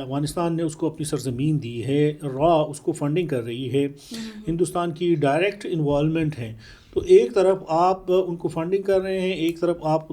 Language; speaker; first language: Urdu; non-native, local second language; Pashto